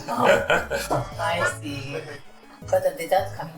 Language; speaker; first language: English; non-native, learner; Japanese